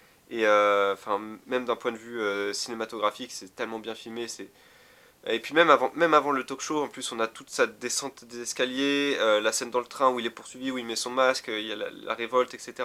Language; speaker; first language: French; native; French